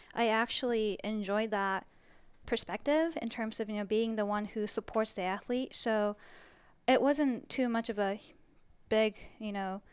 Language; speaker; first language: English; early bilingual, other home language; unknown